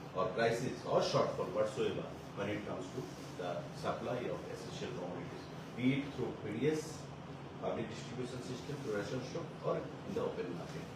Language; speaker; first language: English; non-native, local second language; Bangla